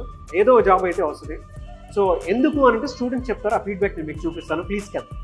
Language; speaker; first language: Telugu; native; Telugu